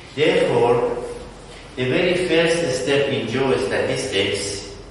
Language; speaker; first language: English; non-native, fluent; Persian